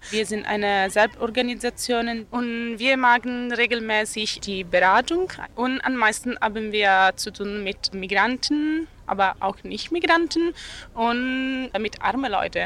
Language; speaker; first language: German; non-native, learner; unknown